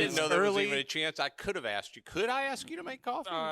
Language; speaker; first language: English; native; English